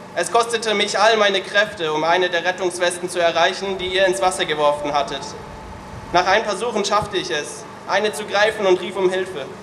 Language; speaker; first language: German; native; German